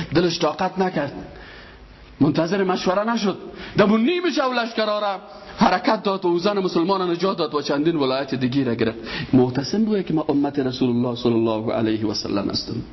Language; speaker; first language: Persian; native; Persian